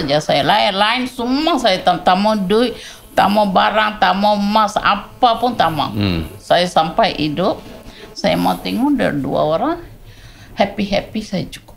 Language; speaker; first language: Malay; non-native, local second language; Tamil